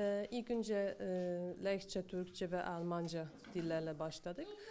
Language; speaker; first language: Turkish; non-native, fluent; Polish